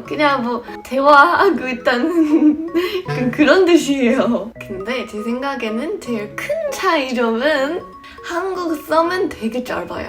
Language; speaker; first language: Korean; non-native, fluent; English